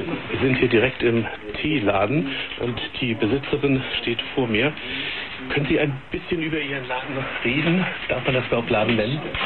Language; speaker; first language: German; native; German